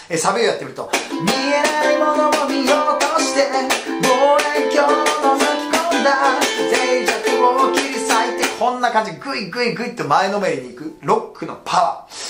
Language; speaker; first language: Japanese; native; Japanese